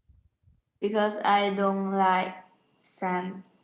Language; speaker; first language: English; non-native, learner; Vietnamese